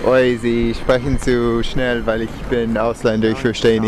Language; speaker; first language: German; non-native, learner; English